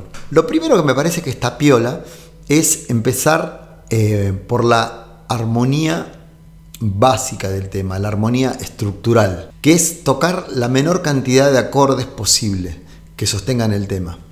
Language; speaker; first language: Spanish; native; Spanish